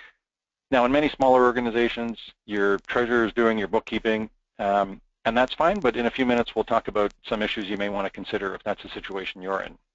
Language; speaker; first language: English; native; English